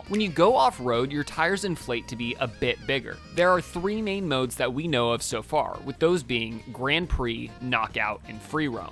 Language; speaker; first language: English; native; English